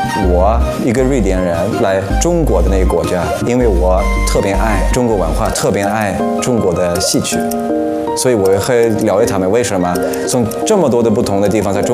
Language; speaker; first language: Chinese; non-native, fluent; Swedish